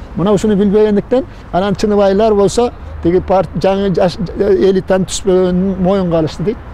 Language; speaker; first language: Kyrgyz; native; Kyrgyz